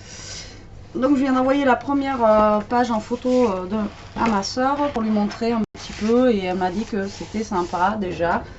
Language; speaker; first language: French; native; French